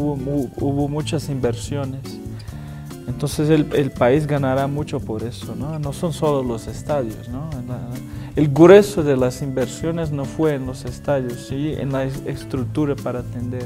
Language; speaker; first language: Spanish; non-native, fluent; Portuguese